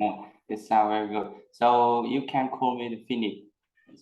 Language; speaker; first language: English; non-native, learner; Vietnamese